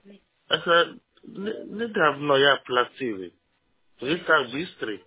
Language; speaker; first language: Russian; non-native, learner; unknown